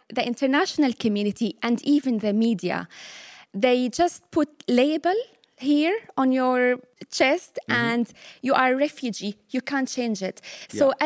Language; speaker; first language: English; non-native, fluent; Arabic